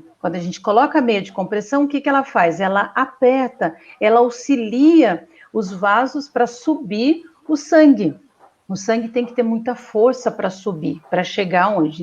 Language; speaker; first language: Portuguese; native; Portuguese